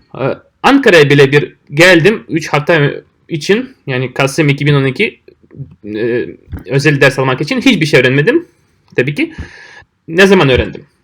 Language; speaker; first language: Turkish; non-native, fluent; Russian